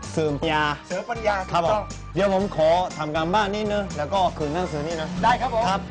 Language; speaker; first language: Thai; non-native, fluent; Japanese